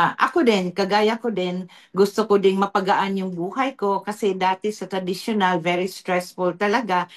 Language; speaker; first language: Filipino; non-native, local second language; Cebuano